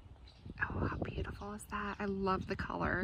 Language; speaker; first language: English; native; English